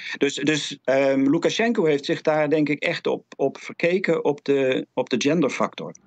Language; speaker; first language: Dutch; native; Dutch